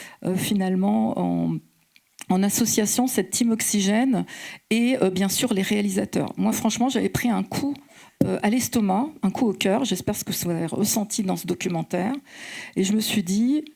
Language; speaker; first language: French; native; French